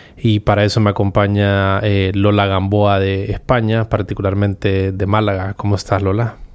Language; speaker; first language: Spanish; native; Spanish